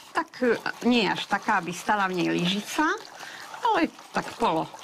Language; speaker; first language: Slovak; non-native, local second language; Rusyn